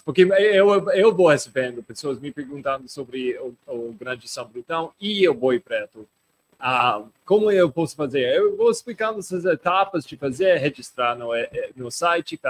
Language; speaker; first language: Portuguese; non-native, fluent; English